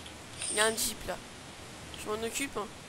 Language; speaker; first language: French; native; French